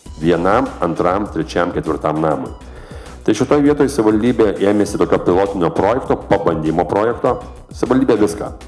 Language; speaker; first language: Lithuanian; native; Lithuanian